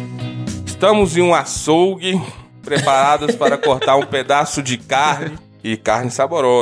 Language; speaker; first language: Portuguese; native; Portuguese